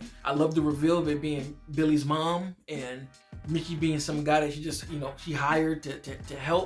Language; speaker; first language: English; native; English